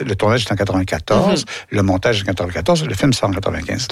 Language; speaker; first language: French; native; French